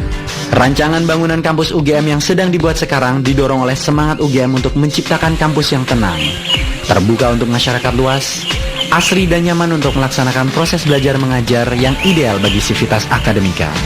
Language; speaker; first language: Indonesian; native; Indonesian